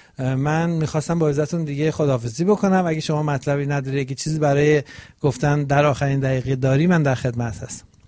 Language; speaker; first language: Persian; native; Persian